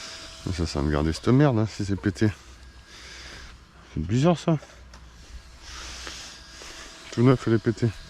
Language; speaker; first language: French; native; French